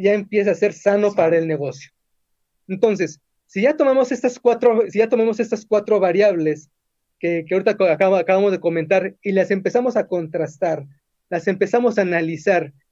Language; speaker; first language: Spanish; native; Spanish